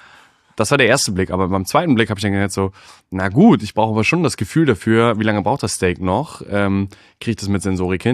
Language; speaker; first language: German; native; German